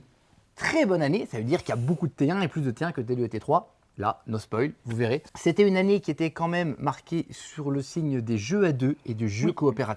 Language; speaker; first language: French; native; French